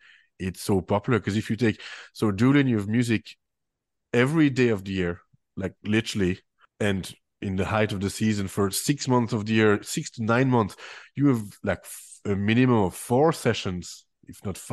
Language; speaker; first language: English; non-native, fluent; French